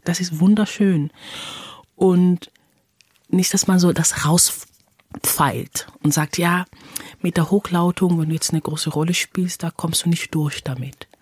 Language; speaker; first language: German; non-native, fluent; English